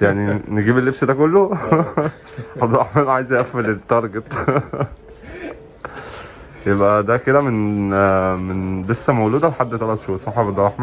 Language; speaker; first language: Arabic; native; Arabic